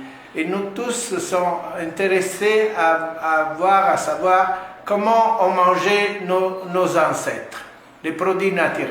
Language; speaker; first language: French; non-native, fluent; Italian